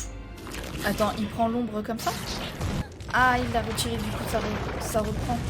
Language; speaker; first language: French; native; French